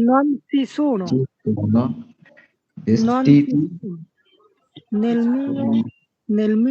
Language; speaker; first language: Italian; non-native, learner; Bangla